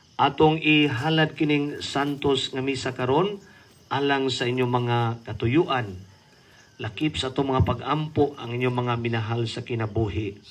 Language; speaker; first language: Cebuano; native; Cebuano